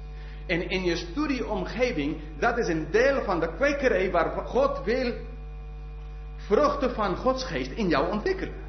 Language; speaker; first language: Dutch; non-native, fluent; English